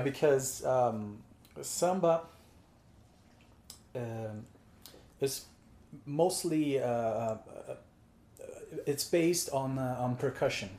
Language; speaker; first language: English; non-native, fluent; Portuguese